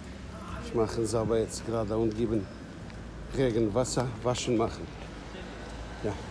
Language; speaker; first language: German; non-native, learner; Turkish